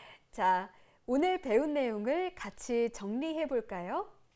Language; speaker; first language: Korean; native; Korean